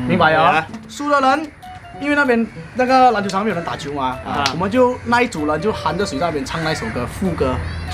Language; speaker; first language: Chinese; native; Chinese